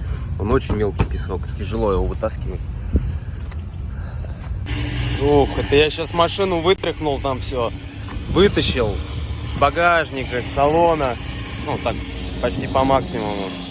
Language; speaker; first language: Russian; native; Russian